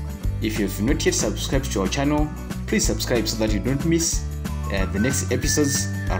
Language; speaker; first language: English; non-native, local second language; Shona